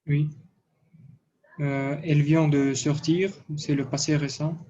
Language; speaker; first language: French; non-native, learner; Russian